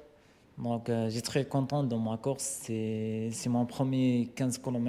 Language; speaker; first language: French; non-native, learner; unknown